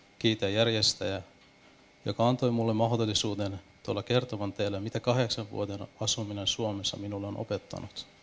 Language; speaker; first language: Finnish; non-native, fluent; Persian